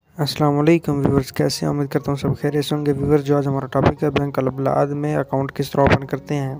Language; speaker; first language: Urdu; non-native, local second language; Punjabi